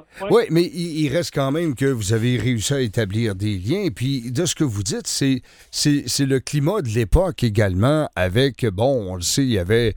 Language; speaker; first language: French; native; French